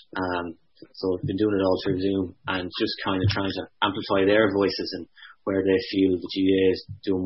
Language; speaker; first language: English; native; English